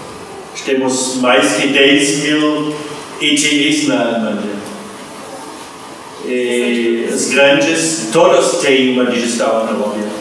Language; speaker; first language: Portuguese; non-native, fluent; German